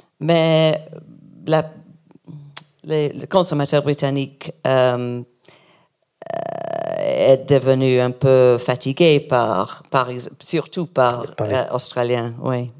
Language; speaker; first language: French; non-native, learner; English